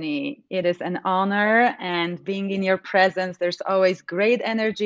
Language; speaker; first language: English; non-native, fluent; Polish